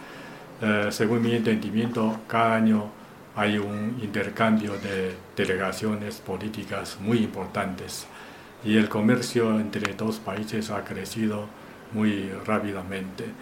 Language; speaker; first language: Spanish; non-native, fluent; Chinese